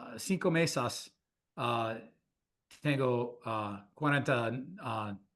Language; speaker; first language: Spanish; non-native, learner; English